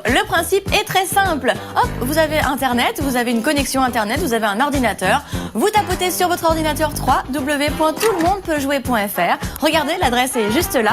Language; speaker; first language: French; native; French